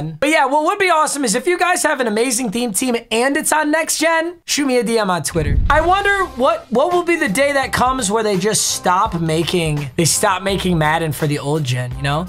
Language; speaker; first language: English; native; English